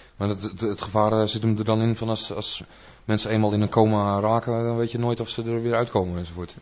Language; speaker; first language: Dutch; native; Dutch